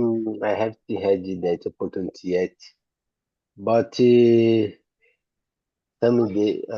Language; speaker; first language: English; non-native, learner; Portuguese